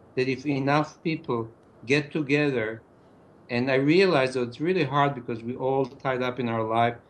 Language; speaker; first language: English; non-native, fluent; Hebrew